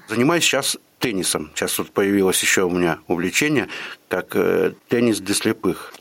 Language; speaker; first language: Russian; native; Russian